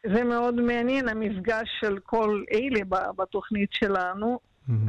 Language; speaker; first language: Hebrew; non-native, fluent; Portuguese